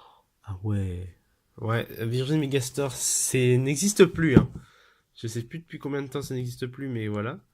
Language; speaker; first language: French; native; French